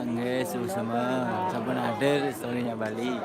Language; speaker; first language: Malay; non-native, local second language; Balinese